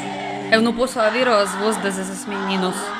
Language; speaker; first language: Portuguese; non-native, learner; Russian